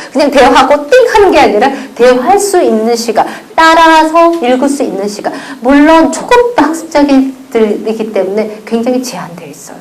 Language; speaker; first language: Korean; native; Korean